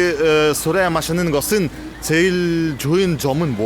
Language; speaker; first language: Korean; non-native, learner; Russian